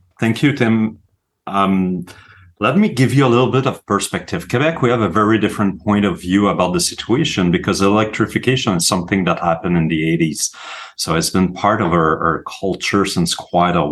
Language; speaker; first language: English; non-native, fluent; French